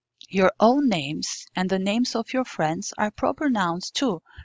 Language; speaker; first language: English; non-native, fluent; Albanian